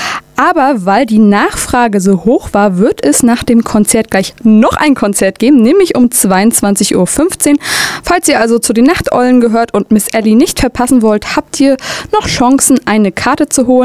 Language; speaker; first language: German; native; German